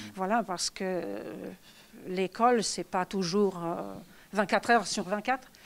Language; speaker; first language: French; non-native, fluent; Polish